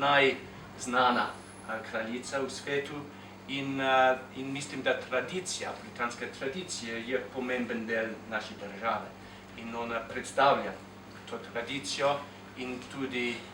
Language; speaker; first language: Slovenian; non-native, fluent; English